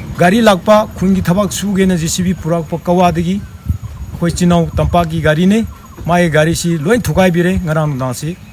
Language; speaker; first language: Manipuri; non-native, local second language; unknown